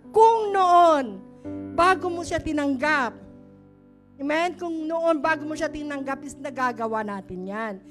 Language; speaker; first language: Filipino; native; Filipino